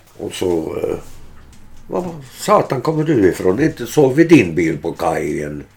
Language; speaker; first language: Swedish; early bilingual, other home language; German